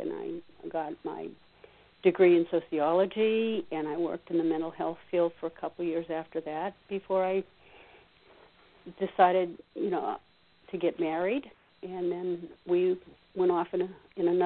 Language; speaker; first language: English; native; English